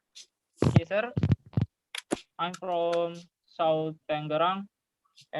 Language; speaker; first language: English; non-native, learner; Indonesian